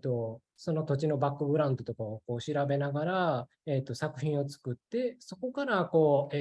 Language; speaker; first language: Japanese; native; Japanese